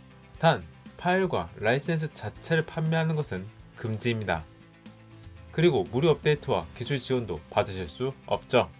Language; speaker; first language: Korean; native; Korean